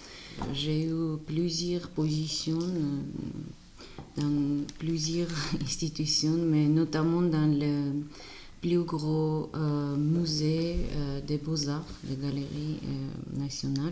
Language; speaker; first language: French; non-native, fluent; Armenian